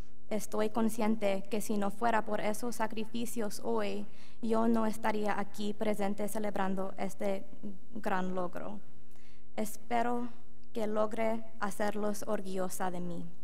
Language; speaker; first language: Spanish; early bilingual, other home language; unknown